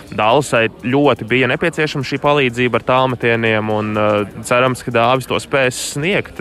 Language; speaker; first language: Latvian; native; Latvian